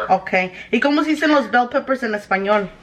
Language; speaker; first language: Spanish; early bilingual, heritage; English